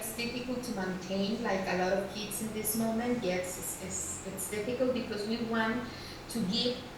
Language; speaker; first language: English; non-native, learner; Spanish